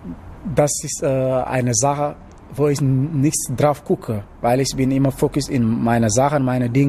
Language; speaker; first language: German; non-native, learner; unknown